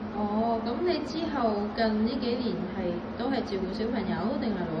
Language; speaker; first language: Cantonese; native; Cantonese